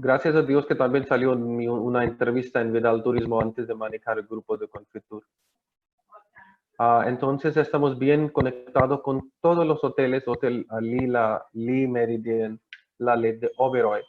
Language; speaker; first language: Spanish; non-native, learner; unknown